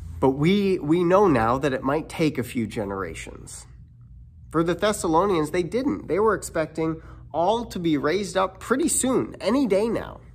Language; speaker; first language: English; native; English